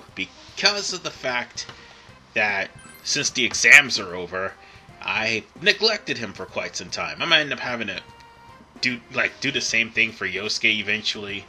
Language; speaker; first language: English; native; English